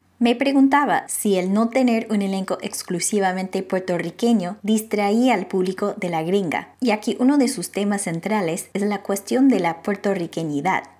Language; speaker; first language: Spanish; non-native, fluent; English